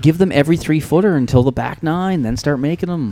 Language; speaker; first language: English; native; English